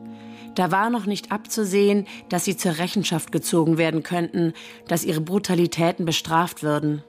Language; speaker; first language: German; native; German